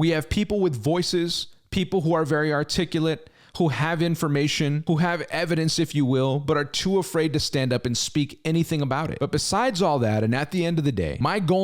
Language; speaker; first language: English; native; English